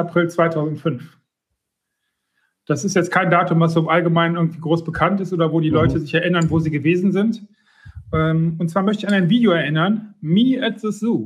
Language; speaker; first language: German; native; German